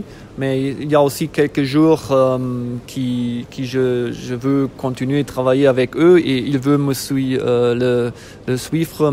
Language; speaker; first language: French; non-native, fluent; German